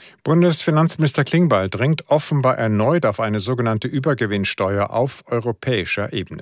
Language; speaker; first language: German; native; German